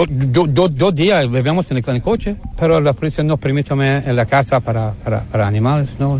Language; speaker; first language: Spanish; non-native, learner; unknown